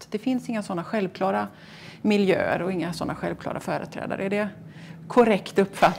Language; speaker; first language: Swedish; native; Swedish